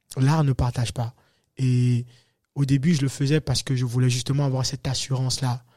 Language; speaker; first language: French; native; French